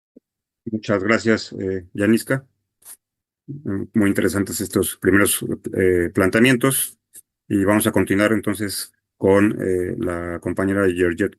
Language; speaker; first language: Spanish; native; Spanish